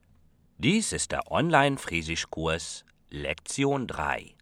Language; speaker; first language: German; non-native, fluent; Western Frisian